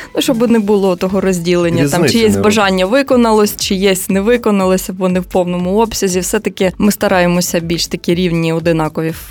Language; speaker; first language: Ukrainian; native; Ukrainian